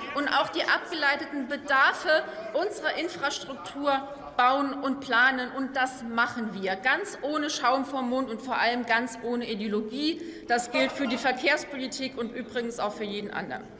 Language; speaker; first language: German; native; German